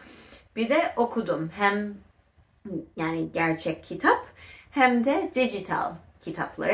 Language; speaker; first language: Turkish; non-native, fluent; English